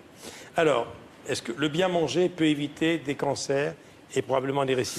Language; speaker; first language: French; native; French